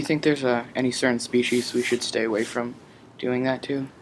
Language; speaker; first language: English; native; English